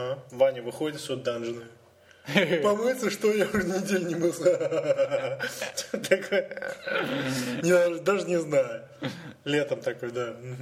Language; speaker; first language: Russian; native; Russian